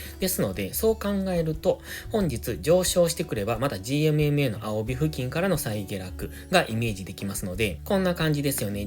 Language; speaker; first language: Japanese; native; Japanese